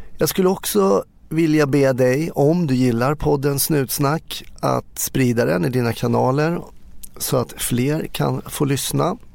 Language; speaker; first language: Swedish; native; Swedish